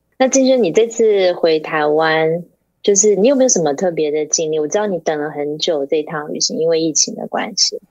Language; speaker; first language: Chinese; native; Chinese